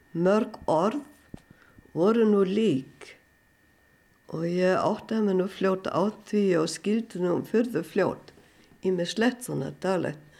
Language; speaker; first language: Icelandic; non-native, fluent; German